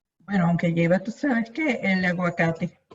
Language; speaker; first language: Spanish; native; Spanish